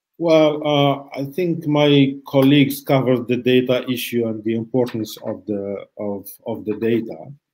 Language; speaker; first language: English; non-native, fluent; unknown